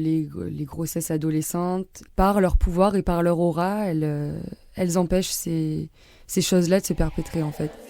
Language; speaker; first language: French; native; French